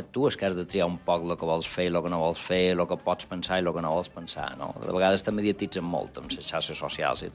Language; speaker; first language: Catalan; non-native, local second language; Spanish